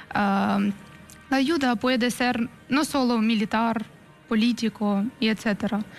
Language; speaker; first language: Spanish; non-native, fluent; Ukrainian